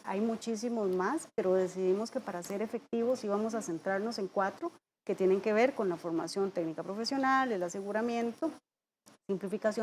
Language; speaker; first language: Spanish; native; Spanish